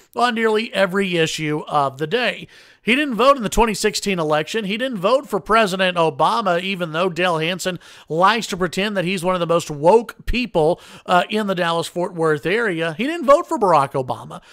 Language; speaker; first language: English; native; English